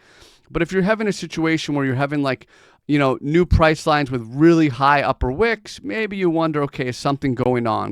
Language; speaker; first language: English; native; English